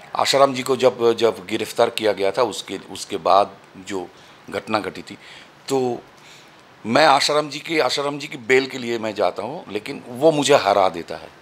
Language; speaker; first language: Hindi; non-native, local second language; Bangla